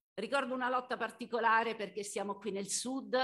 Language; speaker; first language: Italian; native; Italian